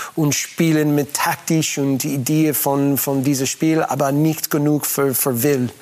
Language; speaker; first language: German; non-native, learner; English